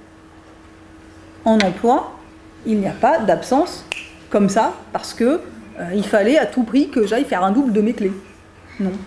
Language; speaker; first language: French; native; French